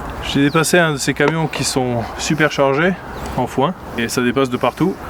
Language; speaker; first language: French; native; French